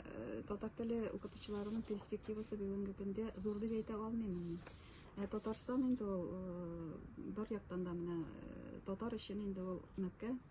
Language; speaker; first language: Tatar; native; Tatar